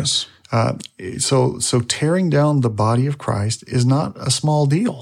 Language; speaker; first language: English; native; English